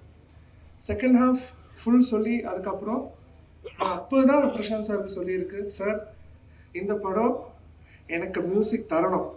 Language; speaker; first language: Tamil; non-native, learner; Malayalam